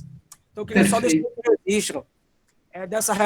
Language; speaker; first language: Portuguese; native; Portuguese